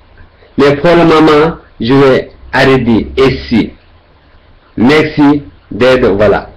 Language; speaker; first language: French; non-native, learner; Tibetan